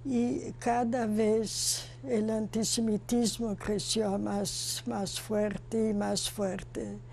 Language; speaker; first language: Spanish; non-native, fluent; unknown